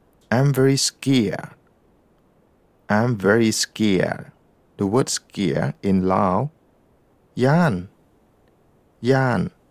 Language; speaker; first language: English; non-native, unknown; Lao